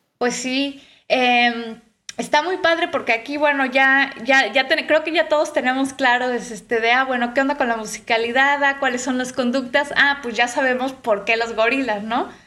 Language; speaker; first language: Spanish; native; Spanish